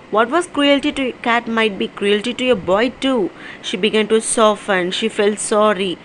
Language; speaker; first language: English; non-native, local second language; Tamil